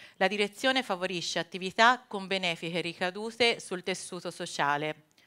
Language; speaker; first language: Italian; native; Italian